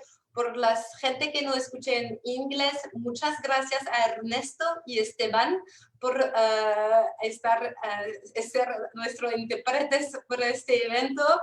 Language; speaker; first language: Spanish; non-native, fluent; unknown